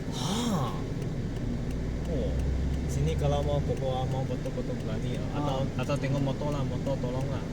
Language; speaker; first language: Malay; non-native, local second language; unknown